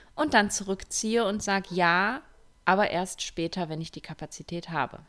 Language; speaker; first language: German; native; German